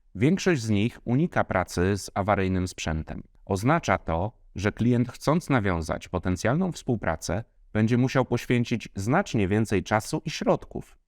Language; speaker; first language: Polish; native; Polish